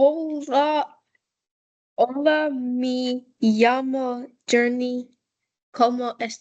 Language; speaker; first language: Spanish; non-native, learner; English